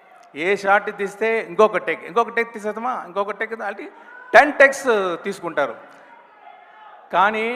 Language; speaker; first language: Telugu; non-native, fluent; Tamil